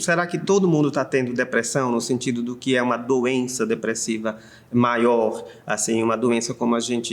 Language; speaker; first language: Portuguese; native; Portuguese